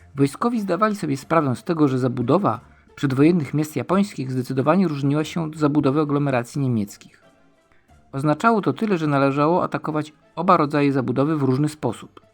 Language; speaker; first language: Polish; native; Polish